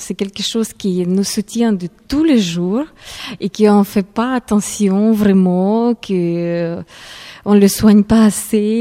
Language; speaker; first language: French; non-native, fluent; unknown